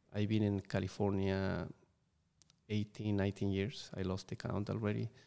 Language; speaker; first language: English; non-native, fluent; Spanish